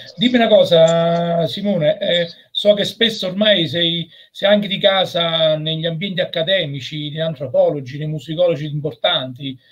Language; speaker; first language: Italian; native; Italian